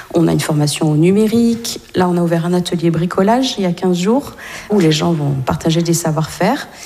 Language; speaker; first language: French; native; French